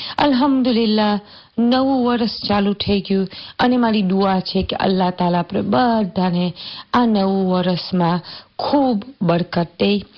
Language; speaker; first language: Gujarati; early bilingual, heritage; Gujarati